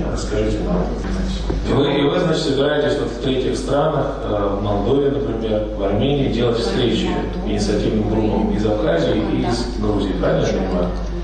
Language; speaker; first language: Russian; native; Russian